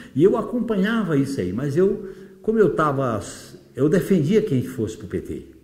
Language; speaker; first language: Portuguese; native; Portuguese